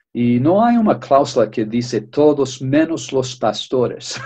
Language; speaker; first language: Spanish; native; Spanish